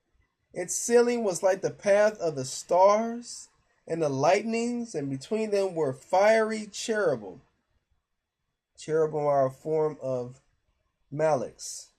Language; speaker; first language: English; native; English